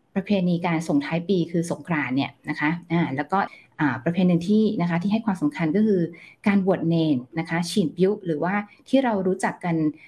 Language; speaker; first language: Thai; native; Thai